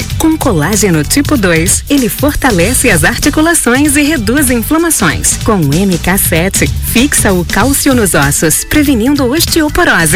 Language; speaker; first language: Portuguese; native; Portuguese